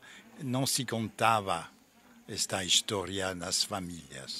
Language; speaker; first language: Portuguese; non-native, fluent; French